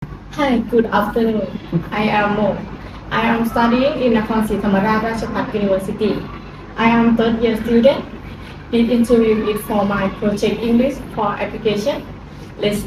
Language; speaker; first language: English; non-native, learner; Thai